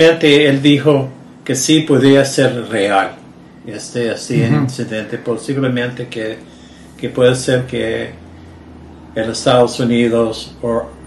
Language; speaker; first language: Spanish; early bilingual, heritage; Spanish